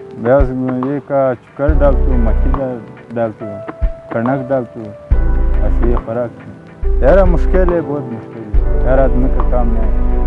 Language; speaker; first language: Hindi; non-native, local second language; Punjabi